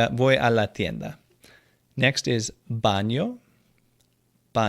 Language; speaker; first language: Spanish; non-native, fluent; English